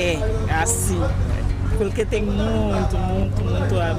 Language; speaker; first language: Portuguese; non-native, learner; Haitian Creole